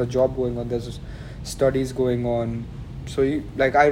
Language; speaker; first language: English; non-native, local second language; Gujarati